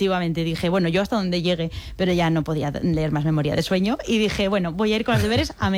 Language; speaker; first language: Spanish; native; Spanish